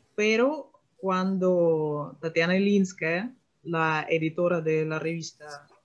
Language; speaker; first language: Spanish; non-native, fluent; Russian